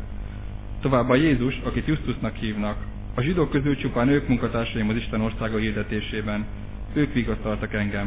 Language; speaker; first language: Hungarian; native; Hungarian